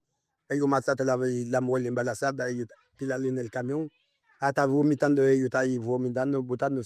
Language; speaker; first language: Spanish; non-native, learner; Haitian Creole